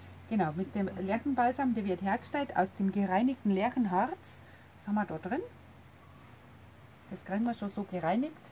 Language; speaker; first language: German; native; German